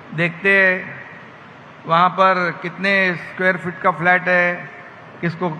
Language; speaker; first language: Hindi; non-native, local second language; Marathi